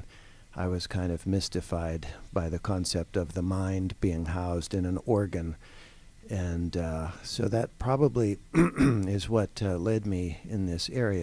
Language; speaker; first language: English; native; English